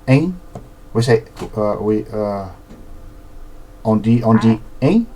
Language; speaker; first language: French; non-native, learner; Portuguese